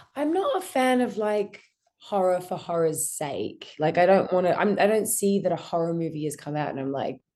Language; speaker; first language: English; native; English